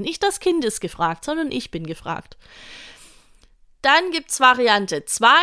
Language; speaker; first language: German; native; German